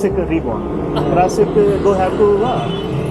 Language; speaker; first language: Japanese; non-native, learner; Hindi